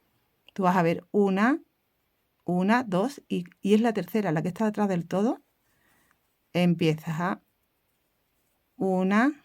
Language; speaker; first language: Spanish; native; Spanish